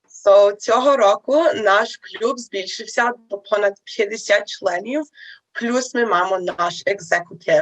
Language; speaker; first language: Ukrainian; early bilingual, heritage; Ukrainian